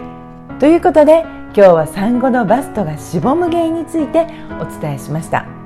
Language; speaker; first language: Japanese; native; Japanese